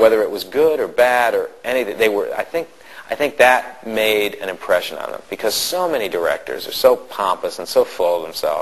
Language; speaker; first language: English; native; English